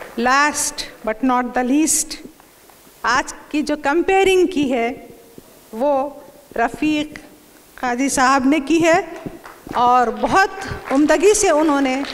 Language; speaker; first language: Urdu; native; Urdu